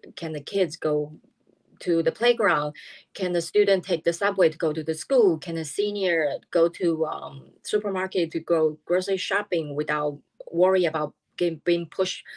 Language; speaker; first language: English; non-native, fluent; Chinese